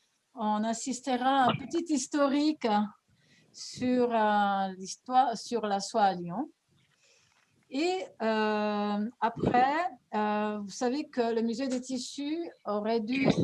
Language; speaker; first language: French; non-native, fluent; Italian